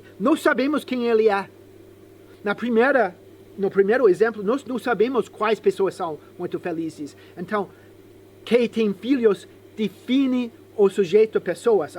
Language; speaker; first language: Portuguese; non-native, fluent; English